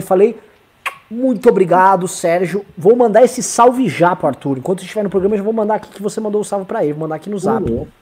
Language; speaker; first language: Portuguese; native; Portuguese